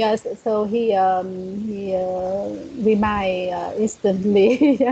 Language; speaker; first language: English; non-native, learner; Vietnamese